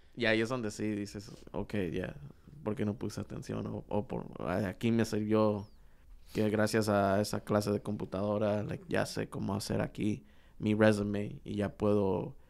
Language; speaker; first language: Spanish; early bilingual, heritage; Spanish